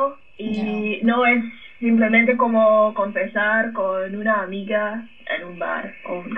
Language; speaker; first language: Spanish; non-native, fluent; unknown